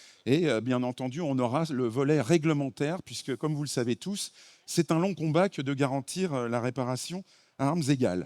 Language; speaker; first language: French; native; French